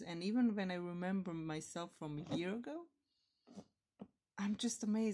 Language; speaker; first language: English; non-native, fluent; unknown